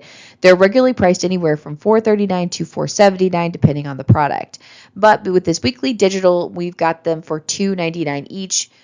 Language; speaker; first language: English; native; English